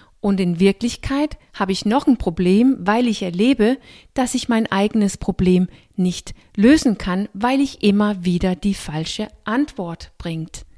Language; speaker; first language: German; non-native, fluent; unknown